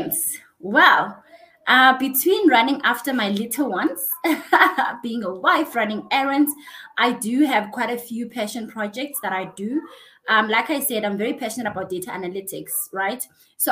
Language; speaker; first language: English; non-native, local second language; Xhosa